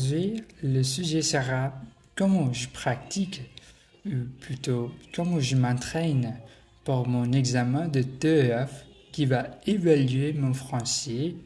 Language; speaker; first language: French; non-native, learner; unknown